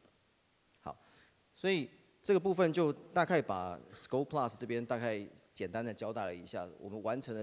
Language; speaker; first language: Chinese; native; Chinese